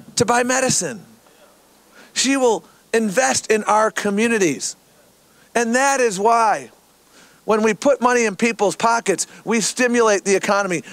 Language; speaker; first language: English; native; English